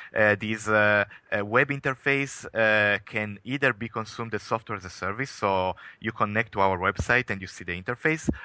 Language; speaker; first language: English; non-native, fluent; Italian